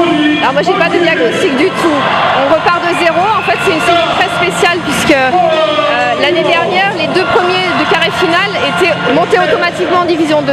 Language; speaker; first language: French; native; French